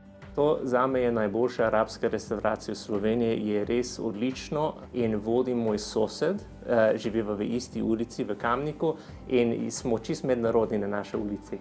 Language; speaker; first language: Slovenian; non-native, learner; English